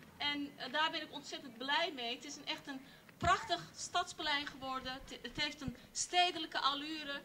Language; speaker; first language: Dutch; early bilingual, other home language; Turkish